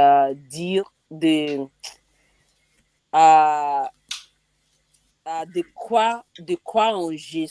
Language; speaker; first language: French; non-native, learner; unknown